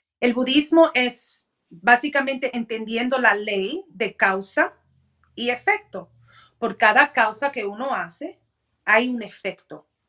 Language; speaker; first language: Spanish; early bilingual, heritage; Spanish